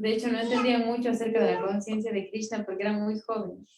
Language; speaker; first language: Spanish; native; Spanish